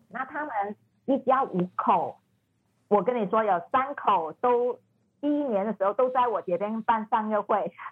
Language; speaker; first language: Chinese; non-native, fluent; Cantonese